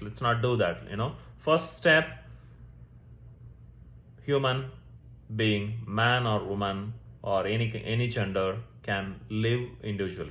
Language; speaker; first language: English; non-native, local second language; Tamil